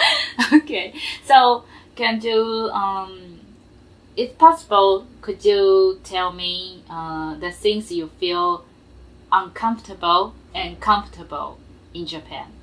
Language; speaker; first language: English; non-native, learner; Japanese